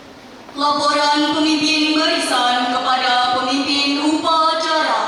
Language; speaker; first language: Indonesian; native; Indonesian